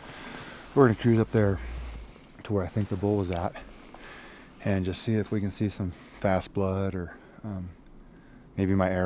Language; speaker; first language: English; native; English